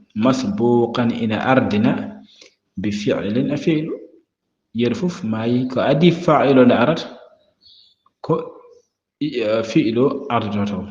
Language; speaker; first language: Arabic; non-native, fluent; Fula